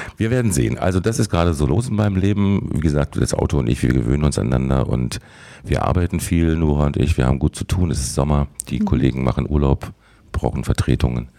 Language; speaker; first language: German; native; German